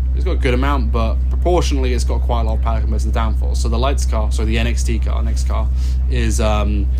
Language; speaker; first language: English; native; English